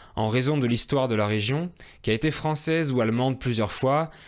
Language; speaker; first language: French; native; French